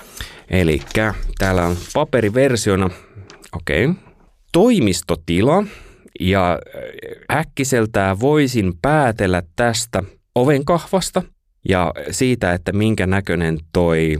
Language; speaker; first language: Finnish; native; Finnish